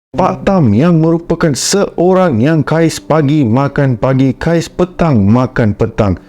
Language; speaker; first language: Malay; native; Malay